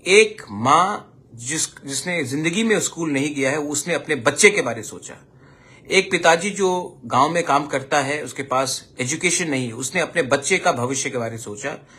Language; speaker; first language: Hindi; non-native, local second language; Kok Borok